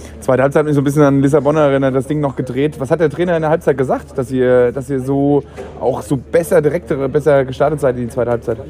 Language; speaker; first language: German; native; German